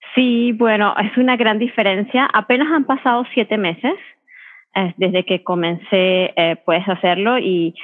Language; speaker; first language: Spanish; native; Spanish